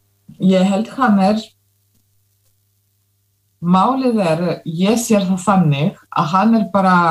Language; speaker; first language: Icelandic; non-native, fluent; Russian